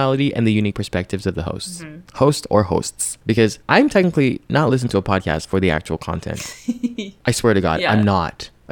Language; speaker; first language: English; non-native, local second language; Yoruba